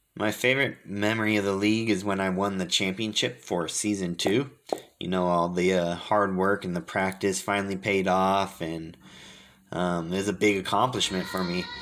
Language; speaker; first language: English; native; English